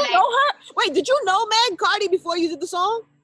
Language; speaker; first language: English; native; English